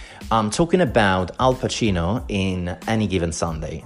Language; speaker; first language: English; non-native, fluent; Italian